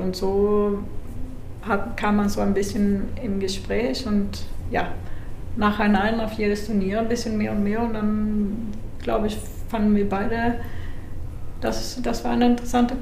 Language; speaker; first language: German; non-native, fluent; Swedish